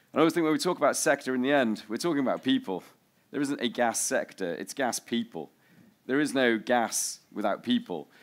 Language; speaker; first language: English; native; English